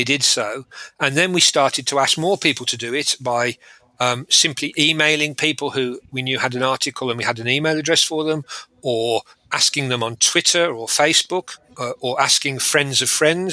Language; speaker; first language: English; native; English